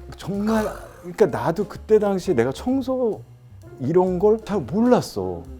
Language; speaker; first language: Korean; native; Korean